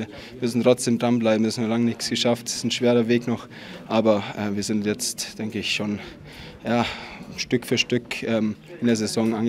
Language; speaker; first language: German; native; German